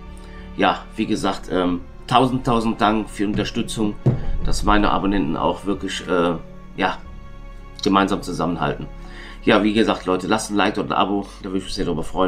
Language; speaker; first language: German; native; German